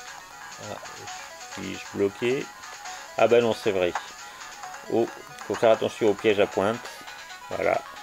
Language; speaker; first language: French; native; French